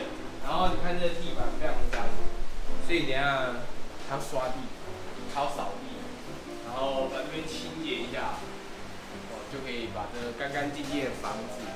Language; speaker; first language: Chinese; native; Chinese